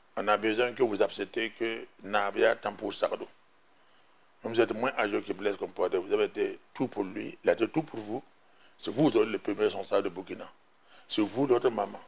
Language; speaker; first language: French; non-native, local second language; Mossi